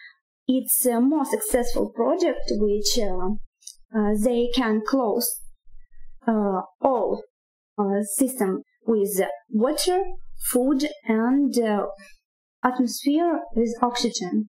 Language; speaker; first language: English; non-native, learner; Russian